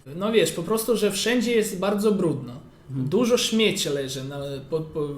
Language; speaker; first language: Polish; non-native, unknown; Ukrainian